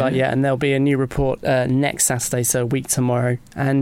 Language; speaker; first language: English; native; English